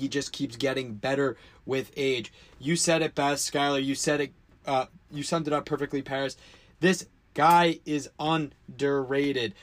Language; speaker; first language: English; native; English